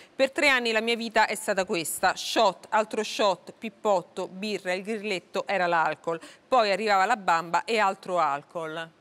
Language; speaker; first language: Italian; native; Italian